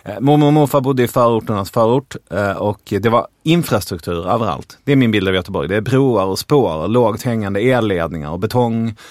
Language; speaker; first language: Swedish; native; Swedish